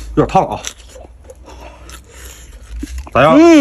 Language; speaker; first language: Chinese; native; Chinese